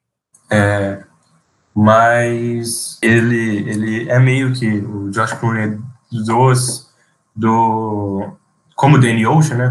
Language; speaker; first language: Portuguese; native; Portuguese